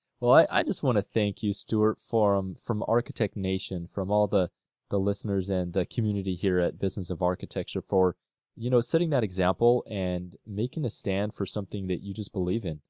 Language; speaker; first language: English; native; English